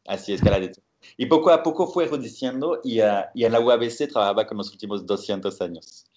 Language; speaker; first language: Spanish; non-native, fluent; French